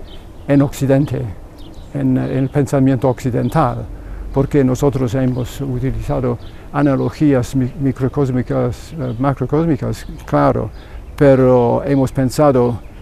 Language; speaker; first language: Spanish; non-native, fluent; English